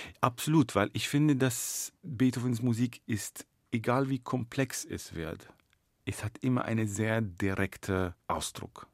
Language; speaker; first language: German; non-native, fluent; Arabic